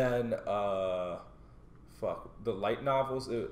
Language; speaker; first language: English; native; English